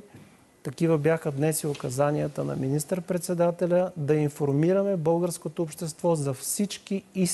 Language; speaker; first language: Bulgarian; native; Bulgarian